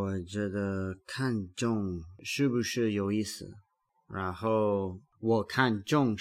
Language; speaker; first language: Chinese; non-native, learner; English